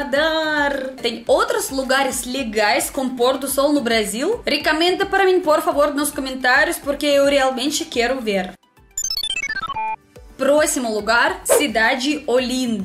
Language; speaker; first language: Portuguese; non-native, learner; Russian